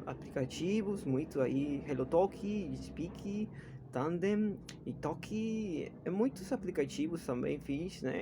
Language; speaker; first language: Portuguese; non-native, fluent; Spanish